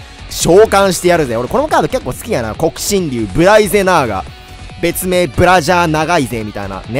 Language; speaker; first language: Japanese; native; Japanese